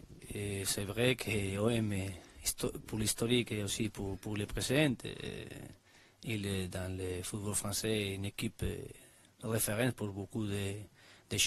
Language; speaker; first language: French; non-native, learner; Spanish